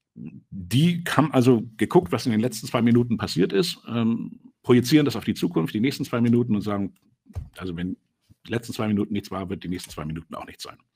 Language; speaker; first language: German; native; German